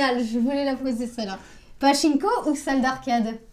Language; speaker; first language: French; native; French